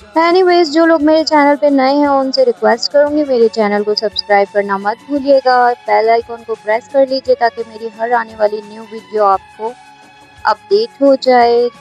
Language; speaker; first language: Urdu; native; Urdu